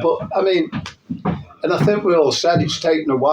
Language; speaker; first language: English; native; English